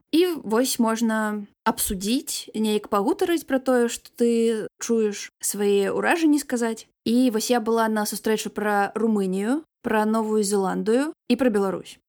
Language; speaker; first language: Belarusian; non-native, local second language; Russian